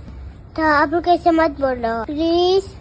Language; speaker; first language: Hindi; non-native, local second language; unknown